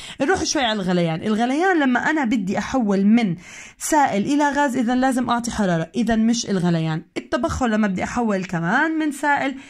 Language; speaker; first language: Arabic; native; Arabic